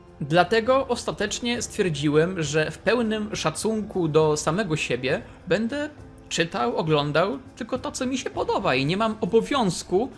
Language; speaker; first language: Polish; native; Polish